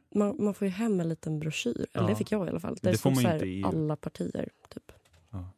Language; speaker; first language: Swedish; native; Swedish